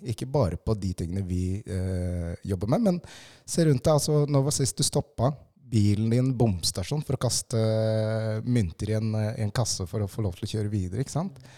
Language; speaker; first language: Norwegian; early bilingual, other home language; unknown